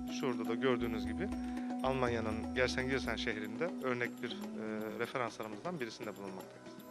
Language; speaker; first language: Turkish; early bilingual, heritage; Turkish